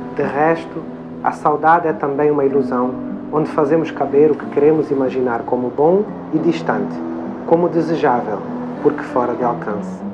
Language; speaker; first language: Portuguese; native; Portuguese